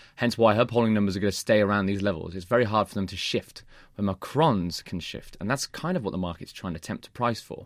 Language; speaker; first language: English; native; English